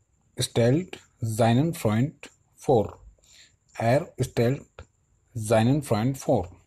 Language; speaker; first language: German; non-native, fluent; Hindi